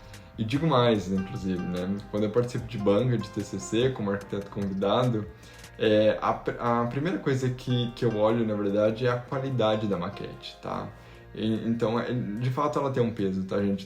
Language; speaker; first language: Portuguese; native; Portuguese